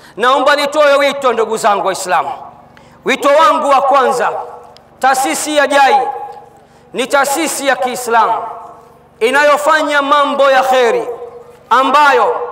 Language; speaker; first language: Swahili; native; Swahili